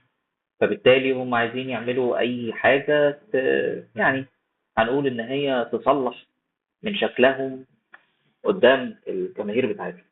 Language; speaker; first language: Arabic; native; Arabic